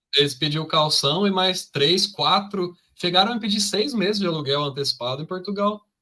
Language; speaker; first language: Portuguese; native; Portuguese